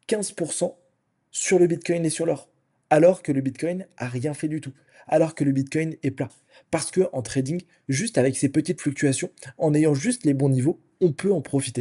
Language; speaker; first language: French; native; French